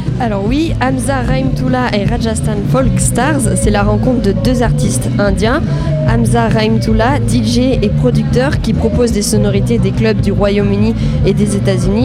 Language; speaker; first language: French; native; French